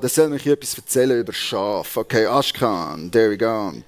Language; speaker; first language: German; native; German